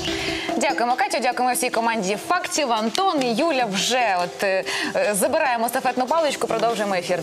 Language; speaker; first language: Ukrainian; native; Ukrainian